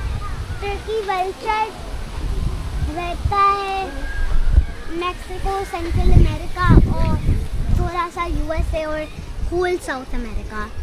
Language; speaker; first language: Hindi; early bilingual, heritage; Urdu